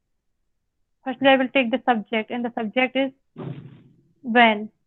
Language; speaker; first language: English; non-native, learner; Hindi